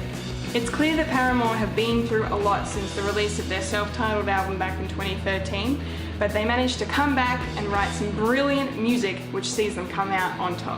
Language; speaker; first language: English; native; English